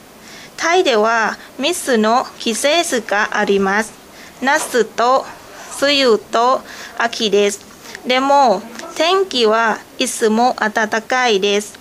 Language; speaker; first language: Japanese; non-native, learner; Thai